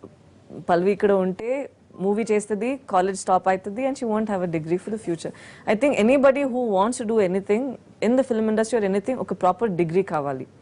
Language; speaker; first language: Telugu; non-native, fluent; Tamil